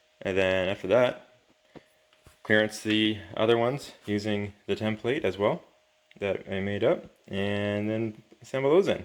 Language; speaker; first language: English; native; English